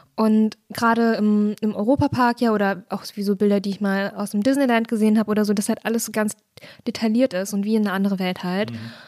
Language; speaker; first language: German; native; German